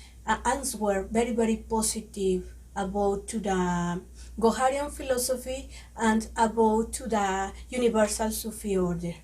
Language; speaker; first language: English; non-native, learner; Spanish